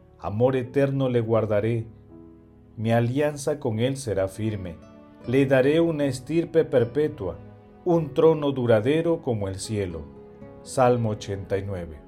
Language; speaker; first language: Spanish; native; Spanish